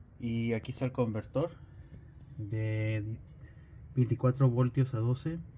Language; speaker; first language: Spanish; early bilingual, heritage; Spanish